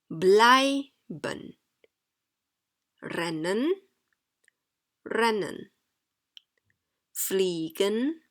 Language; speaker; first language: German; non-native, fluent; Thai